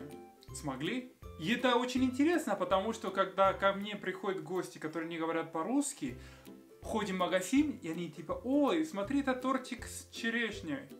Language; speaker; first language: Russian; non-native, fluent; Spanish